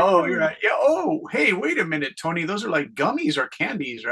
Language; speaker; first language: English; native; English